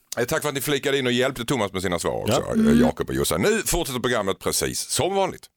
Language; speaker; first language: Swedish; native; Swedish